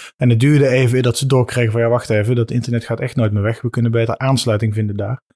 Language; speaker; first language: Dutch; native; Dutch